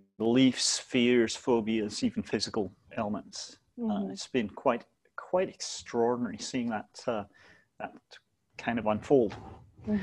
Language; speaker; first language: English; native; English